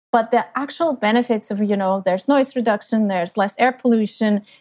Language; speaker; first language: English; non-native, fluent; German